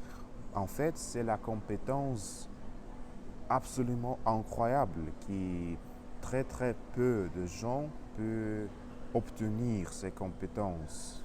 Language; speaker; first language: French; non-native, learner; Russian